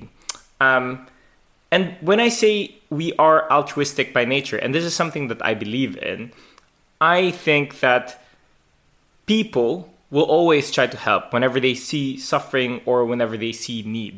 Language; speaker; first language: English; non-native, local second language; Hiligaynon